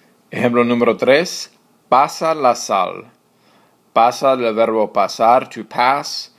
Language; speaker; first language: Spanish; non-native, fluent; English